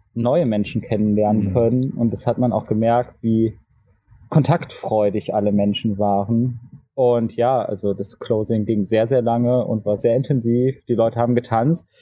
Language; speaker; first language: German; native; German